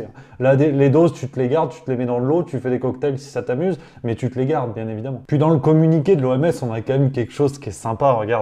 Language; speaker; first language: French; native; French